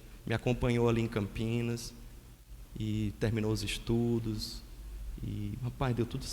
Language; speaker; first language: Portuguese; native; Portuguese